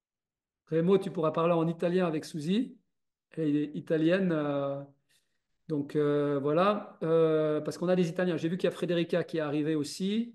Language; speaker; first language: French; native; French